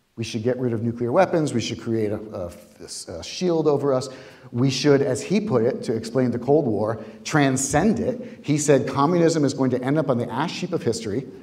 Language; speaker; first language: English; native; English